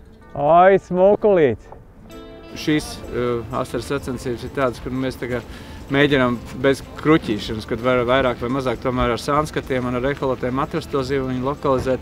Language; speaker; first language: Latvian; native; Latvian